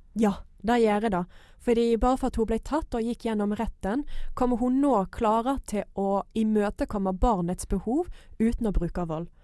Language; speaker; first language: Norwegian; non-native, fluent; English